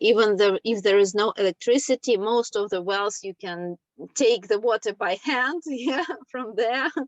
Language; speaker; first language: English; non-native, fluent; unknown